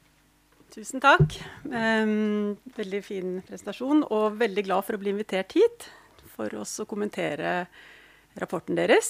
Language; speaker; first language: Norwegian; native; Norwegian